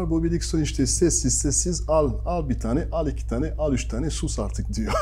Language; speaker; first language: Turkish; non-native, fluent; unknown